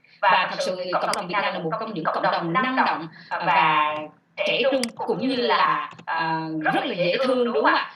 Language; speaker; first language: Vietnamese; native; Vietnamese